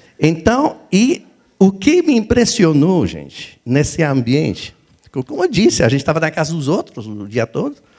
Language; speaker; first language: Portuguese; non-native, fluent; French